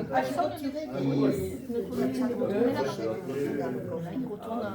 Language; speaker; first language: French; early bilingual, other home language; Vietnamese